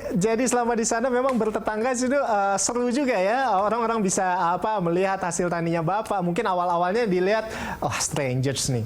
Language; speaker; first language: Indonesian; native; Indonesian